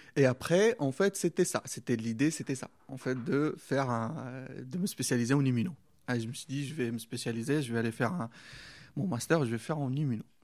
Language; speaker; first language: French; non-native, local second language; Arabic